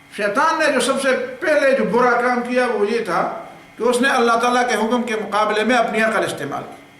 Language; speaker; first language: Urdu; non-native, local second language; Pashto